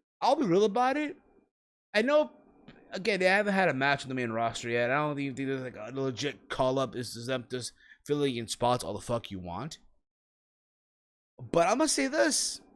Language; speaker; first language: English; native; English